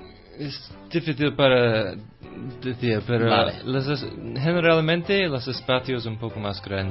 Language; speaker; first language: Spanish; non-native, fluent; English